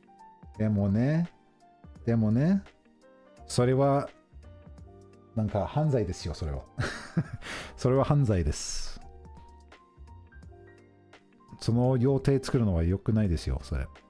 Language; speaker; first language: Japanese; non-native, fluent; English